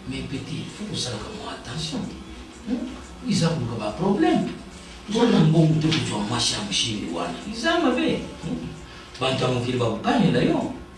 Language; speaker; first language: French; non-native, local second language; Lingala